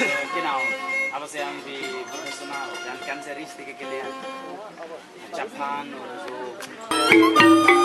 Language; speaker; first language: German; non-native, learner; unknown